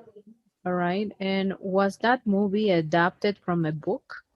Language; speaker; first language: English; non-native, fluent; Spanish